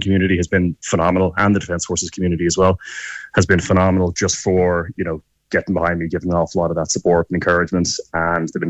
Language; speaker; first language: English; native; English